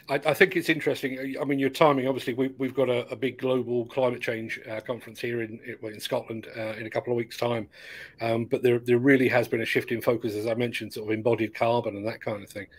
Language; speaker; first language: English; native; English